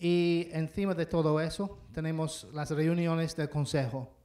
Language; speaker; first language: Spanish; non-native, fluent; English